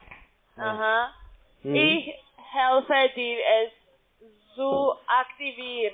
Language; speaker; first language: German; non-native, learner; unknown